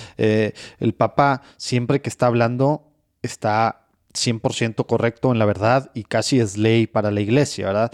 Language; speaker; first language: Spanish; native; Spanish